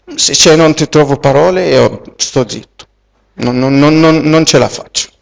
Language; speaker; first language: Italian; non-native, fluent; Arabic